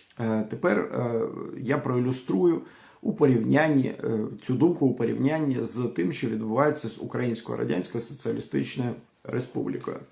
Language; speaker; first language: Ukrainian; non-native, local second language; Russian